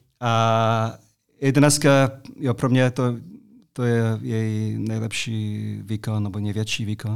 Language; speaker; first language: Czech; non-native, fluent; English